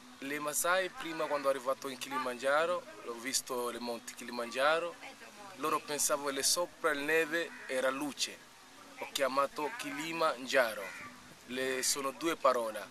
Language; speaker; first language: Italian; non-native, learner; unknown